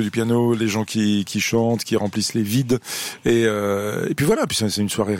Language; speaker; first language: French; native; French